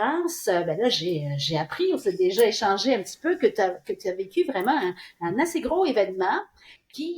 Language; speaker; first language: French; native; French